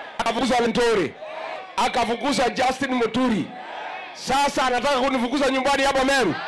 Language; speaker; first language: Swahili; non-native, local second language; Kikuyu